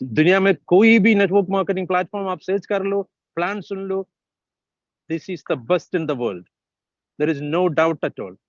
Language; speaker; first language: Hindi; non-native, local second language; Malayalam